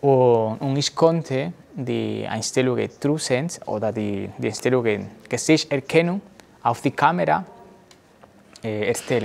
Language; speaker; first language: German; non-native, learner; Spanish